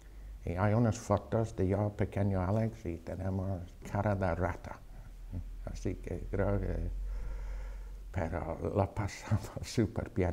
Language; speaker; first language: Spanish; non-native, fluent; English